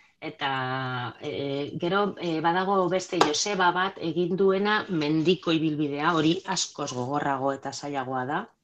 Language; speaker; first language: Basque; non-native, local second language; Spanish